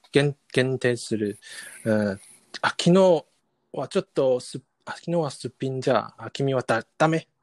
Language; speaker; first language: Japanese; non-native, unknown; Chinese